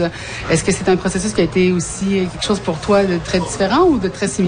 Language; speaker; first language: French; native; French